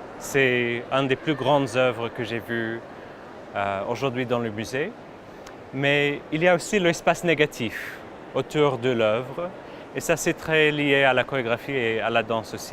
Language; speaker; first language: French; non-native, fluent; English